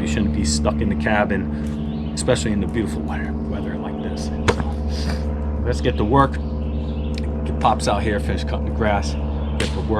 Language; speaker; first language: English; native; English